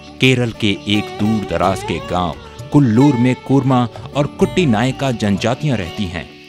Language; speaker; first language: Hindi; native; Hindi